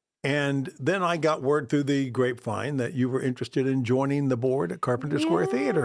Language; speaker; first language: English; native; English